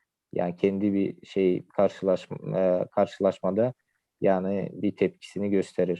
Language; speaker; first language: Turkish; non-native, fluent; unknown